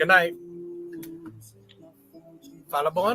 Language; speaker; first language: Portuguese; non-native, learner; English